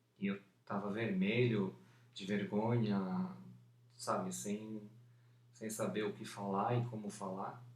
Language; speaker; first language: Portuguese; early bilingual, other home language; Spanish